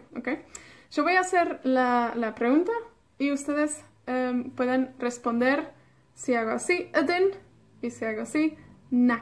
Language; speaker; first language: Spanish; non-native, fluent; Welsh